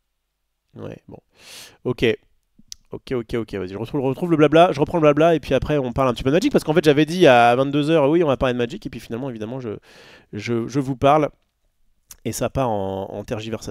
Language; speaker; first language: French; native; French